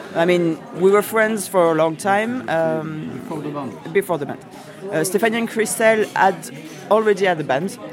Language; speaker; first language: English; non-native, fluent; French